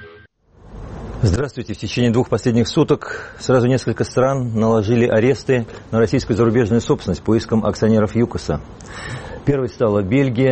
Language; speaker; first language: Russian; native; Russian